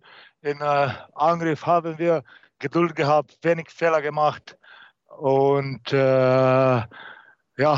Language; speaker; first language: German; non-native, learner; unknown